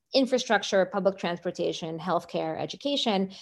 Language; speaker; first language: English; native; English